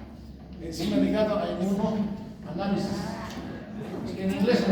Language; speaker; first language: Spanish; native; Spanish